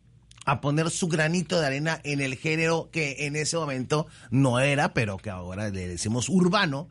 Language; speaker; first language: Spanish; native; Spanish